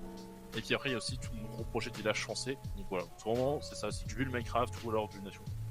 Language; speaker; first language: French; native; French